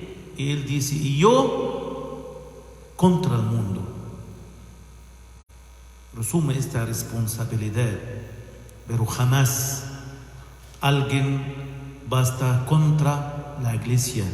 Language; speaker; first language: Spanish; non-native, fluent; Arabic